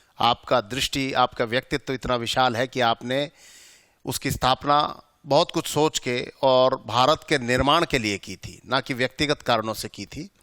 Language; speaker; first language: Hindi; native; Hindi